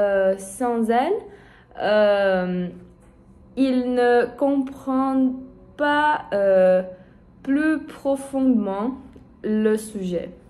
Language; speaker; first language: French; non-native, learner; Portuguese